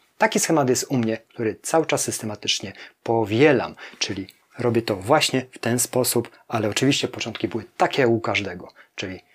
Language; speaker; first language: Polish; native; Polish